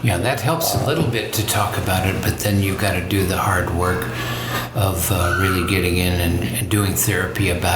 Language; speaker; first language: English; native; English